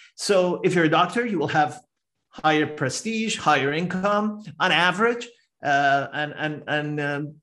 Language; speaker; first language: English; non-native, fluent; Persian